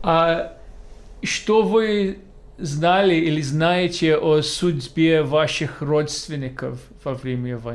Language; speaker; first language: Russian; non-native, fluent; English